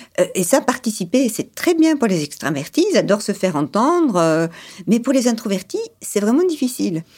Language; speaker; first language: French; early bilingual, other home language; English